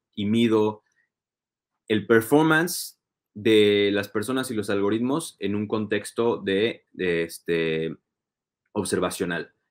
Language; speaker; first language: Spanish; native; Spanish